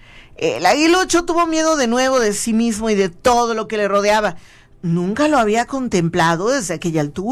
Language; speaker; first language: Spanish; native; Spanish